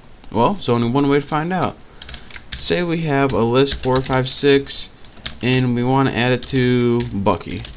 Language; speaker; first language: English; native; English